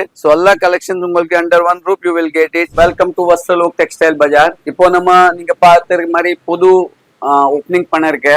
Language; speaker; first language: Tamil; non-native, fluent; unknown